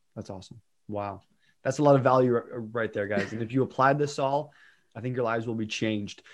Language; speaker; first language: English; native; English